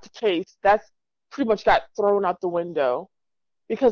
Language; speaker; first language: English; native; English